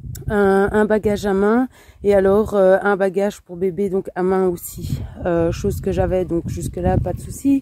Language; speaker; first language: French; native; French